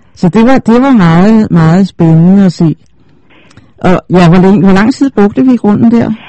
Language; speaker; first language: Danish; native; Danish